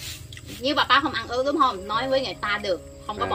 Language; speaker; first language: Vietnamese; non-native, learner; Thai